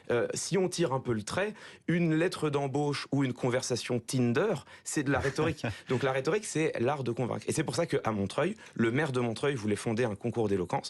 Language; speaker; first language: French; native; French